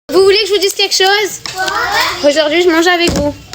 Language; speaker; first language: French; native; French